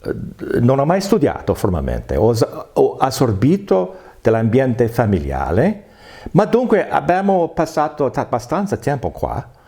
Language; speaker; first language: Italian; non-native, fluent; English